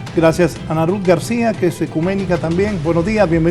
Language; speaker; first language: Spanish; native; Spanish